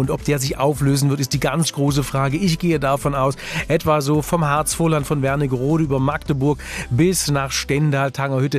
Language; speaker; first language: German; native; German